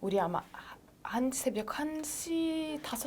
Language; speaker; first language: Korean; non-native, fluent; French